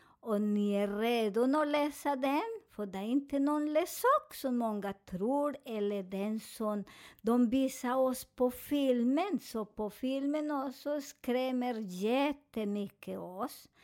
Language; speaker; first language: Swedish; non-native, fluent; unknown